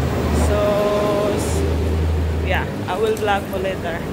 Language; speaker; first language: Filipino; non-native, local second language; Cebuano